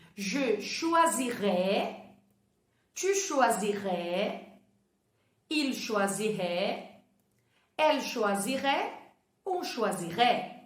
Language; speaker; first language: French; non-native, fluent; Portuguese